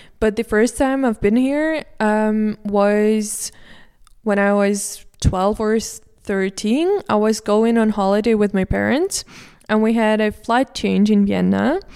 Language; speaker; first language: English; non-native, fluent; Russian